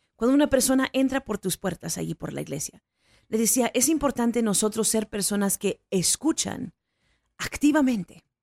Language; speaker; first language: Spanish; early bilingual, heritage; Spanish